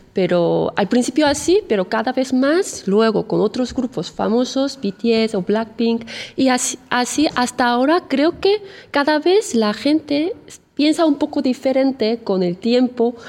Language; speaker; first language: Spanish; non-native, fluent; Korean